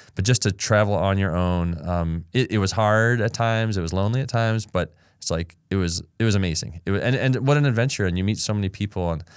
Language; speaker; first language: English; native; English